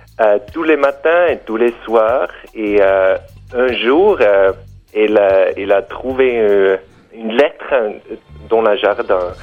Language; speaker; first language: French; non-native, learner; German